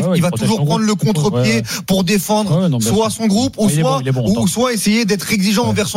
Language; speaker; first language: French; native; French